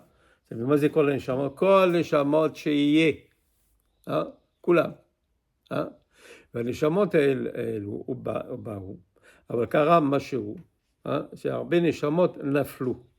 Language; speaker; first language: Hebrew; non-native, fluent; English